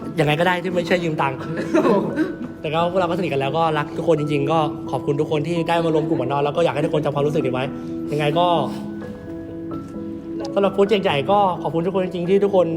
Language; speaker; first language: Thai; native; Thai